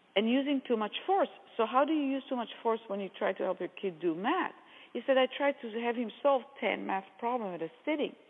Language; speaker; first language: English; non-native, fluent; Hebrew